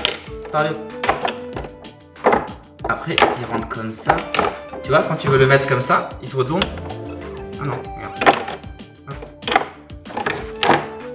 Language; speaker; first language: French; native; French